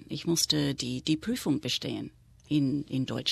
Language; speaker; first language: German; non-native, fluent; English